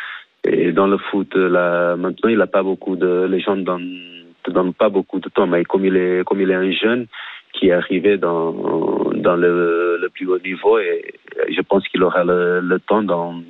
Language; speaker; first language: French; non-native, fluent; Portuguese